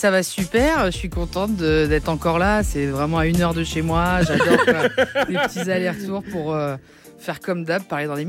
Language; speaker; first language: French; native; French